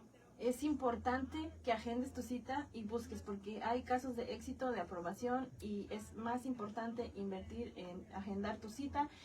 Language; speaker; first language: Spanish; native; Spanish